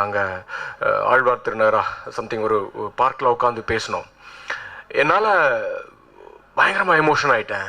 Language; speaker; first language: Tamil; native; Tamil